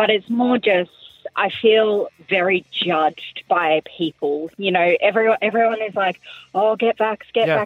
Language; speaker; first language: English; native; English